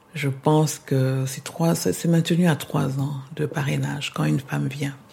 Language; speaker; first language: French; non-native, local second language; Lingala